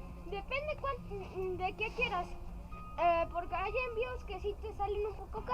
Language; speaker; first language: Spanish; native; Spanish